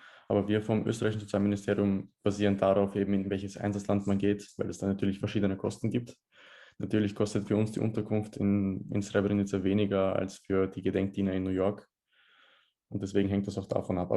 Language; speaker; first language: German; early bilingual, other home language; Bosnian